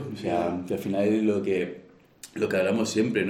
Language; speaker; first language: Spanish; native; Spanish